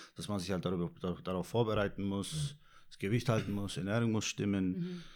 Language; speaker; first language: German; non-native, fluent; Turkish